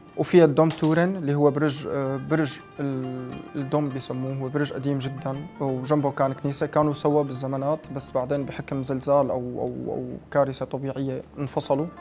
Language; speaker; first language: Arabic; native; Arabic